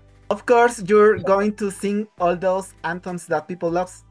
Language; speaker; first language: English; non-native, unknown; Spanish